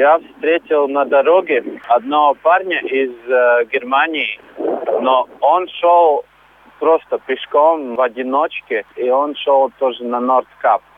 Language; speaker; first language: Russian; non-native, local second language; Latvian